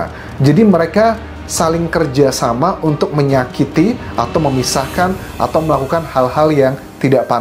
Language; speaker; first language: Indonesian; native; Indonesian